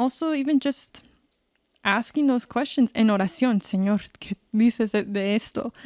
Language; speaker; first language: Spanish; early bilingual, heritage; Spanish